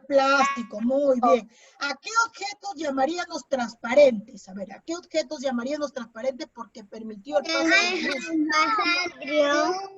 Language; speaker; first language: Spanish; native; Spanish